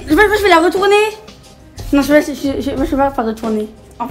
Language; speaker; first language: French; native; French